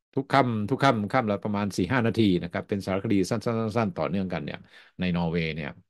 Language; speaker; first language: Thai; native; Thai